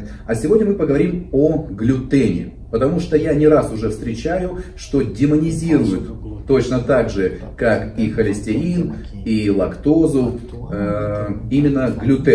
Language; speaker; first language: Russian; native; Russian